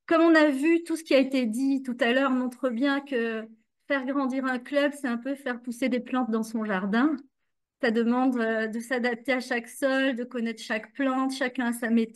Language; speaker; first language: French; native; French